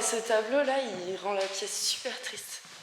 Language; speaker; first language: French; native; French